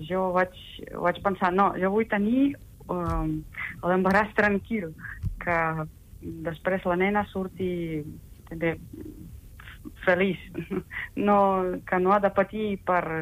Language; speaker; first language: Catalan; non-native, fluent; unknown